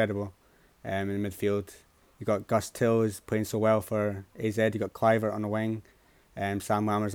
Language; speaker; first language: English; native; English